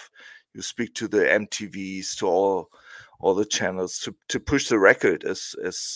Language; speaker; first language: English; non-native, fluent; German